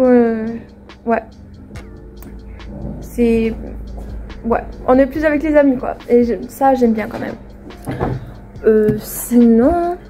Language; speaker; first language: French; non-native, fluent; Swedish